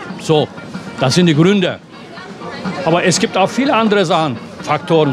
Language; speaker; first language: German; non-native, fluent; Turkish